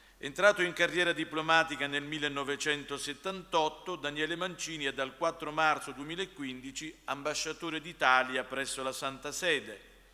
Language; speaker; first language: Italian; native; Italian